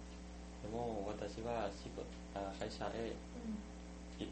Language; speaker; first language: Japanese; non-native, learner; Thai